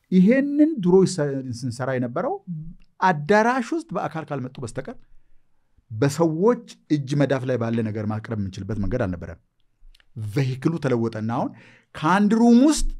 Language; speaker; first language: Amharic; native; Amharic